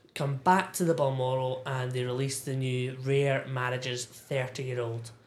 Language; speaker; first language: English; native; English